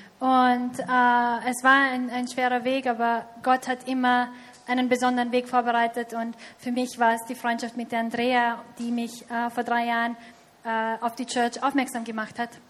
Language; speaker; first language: German; non-native, fluent; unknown